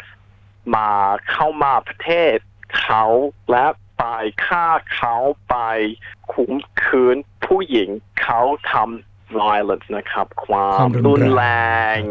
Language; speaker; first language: Thai; non-native, fluent; English